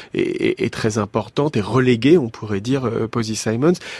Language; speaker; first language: French; native; French